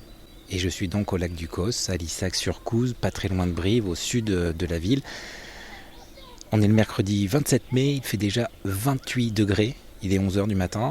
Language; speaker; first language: French; native; French